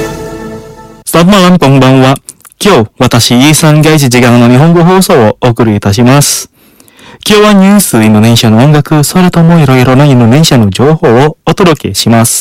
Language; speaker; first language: Japanese; non-native, fluent; Indonesian